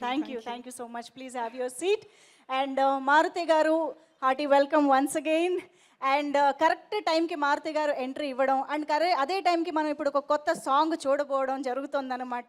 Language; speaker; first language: Telugu; native; Telugu